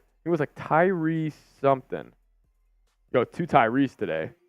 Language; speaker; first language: English; native; English